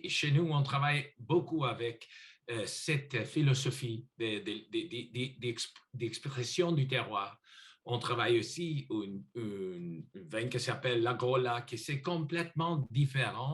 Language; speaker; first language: French; non-native, learner; English